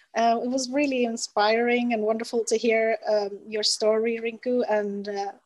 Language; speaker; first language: English; non-native, fluent; Norwegian